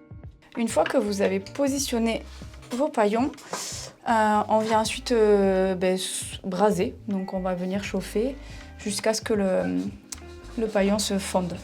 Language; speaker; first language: French; native; French